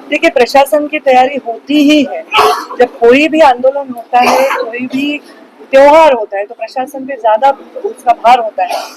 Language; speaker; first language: Hindi; non-native, local second language; Marathi